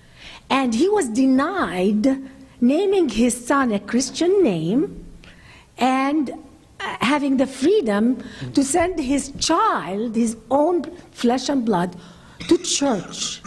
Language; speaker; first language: English; non-native, fluent; Arabic